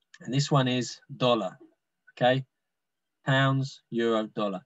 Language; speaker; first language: English; native; English